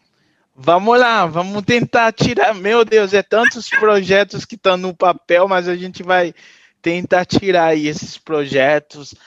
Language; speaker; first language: Portuguese; non-native, fluent; Haitian Creole